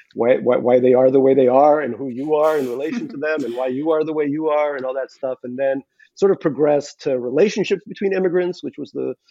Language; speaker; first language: English; non-native, fluent; Russian